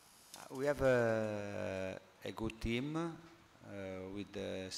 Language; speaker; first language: English; non-native, fluent; Italian